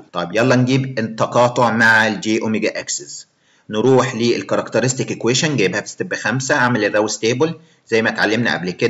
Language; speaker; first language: Arabic; native; Arabic